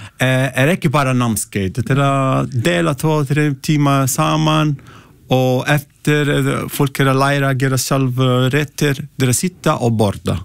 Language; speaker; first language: Icelandic; non-native, learner; Italian